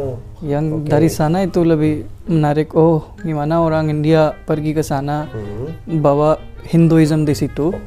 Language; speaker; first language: Indonesian; non-native, learner; Hindi